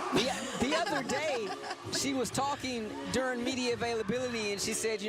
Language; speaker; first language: English; native; English